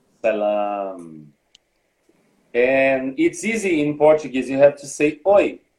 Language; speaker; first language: English; non-native, fluent; Portuguese